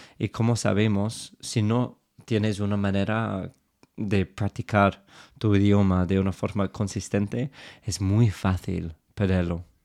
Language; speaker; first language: Spanish; non-native, fluent; English